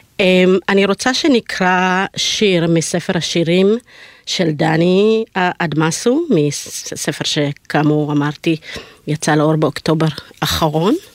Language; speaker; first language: Hebrew; early bilingual, other home language; Amharic